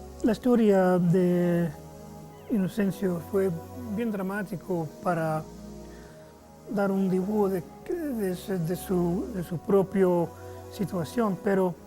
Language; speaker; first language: Spanish; non-native, fluent; English